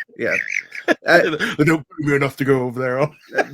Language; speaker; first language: English; native; English